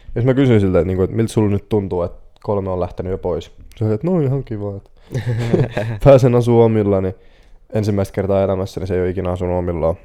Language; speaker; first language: Finnish; native; Finnish